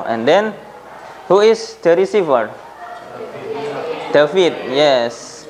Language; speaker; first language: English; non-native, fluent; Indonesian